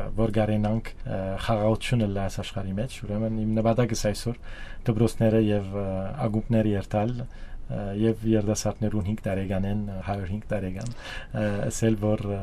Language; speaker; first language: Armenian; early bilingual, heritage; Armenian